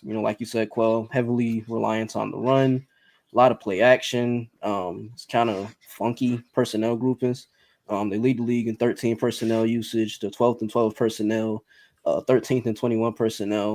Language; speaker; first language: English; native; English